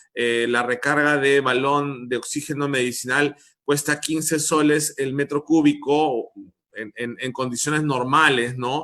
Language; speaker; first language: Spanish; native; Spanish